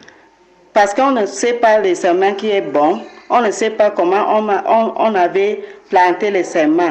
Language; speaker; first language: French; non-native, local second language; English